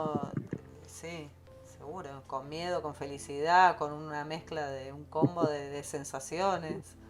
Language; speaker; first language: Spanish; native; Spanish